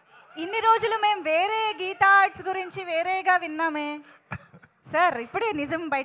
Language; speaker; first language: Telugu; native; Telugu